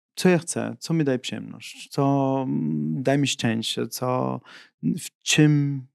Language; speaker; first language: Polish; non-native, fluent; Italian